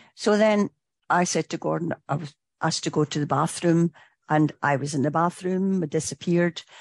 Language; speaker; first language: English; native; English